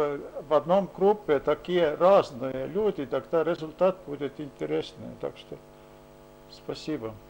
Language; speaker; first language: Russian; non-native, fluent; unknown